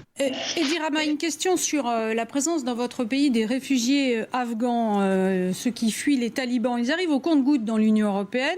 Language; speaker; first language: French; native; French